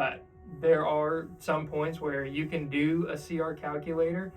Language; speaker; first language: English; native; English